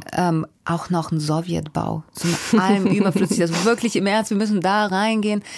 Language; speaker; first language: German; early bilingual, other home language; Russian